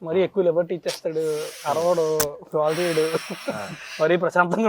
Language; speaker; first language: Telugu; native; Telugu